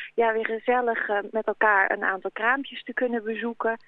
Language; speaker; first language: Dutch; native; Dutch